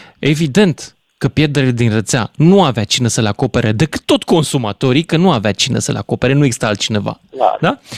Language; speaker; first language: Romanian; native; Romanian